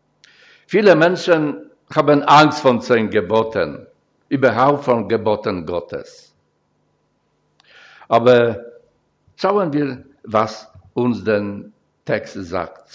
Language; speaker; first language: German; non-native, fluent; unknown